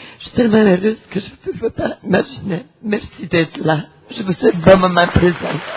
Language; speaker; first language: French; non-native, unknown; Polish